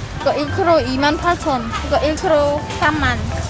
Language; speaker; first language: Korean; non-native, learner; Khmer